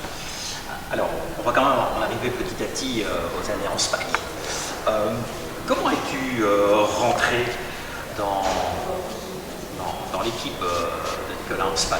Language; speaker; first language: French; native; French